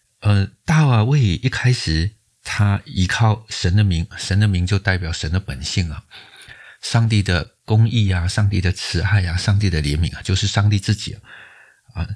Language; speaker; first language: Chinese; native; Chinese